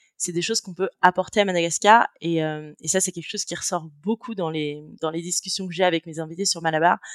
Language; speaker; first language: French; native; French